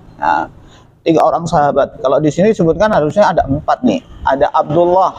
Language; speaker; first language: Indonesian; native; Indonesian